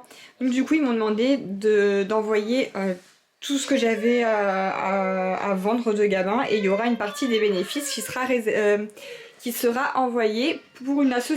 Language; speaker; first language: French; native; French